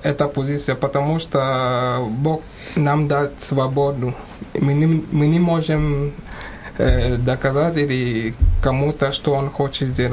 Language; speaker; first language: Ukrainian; non-native, learner; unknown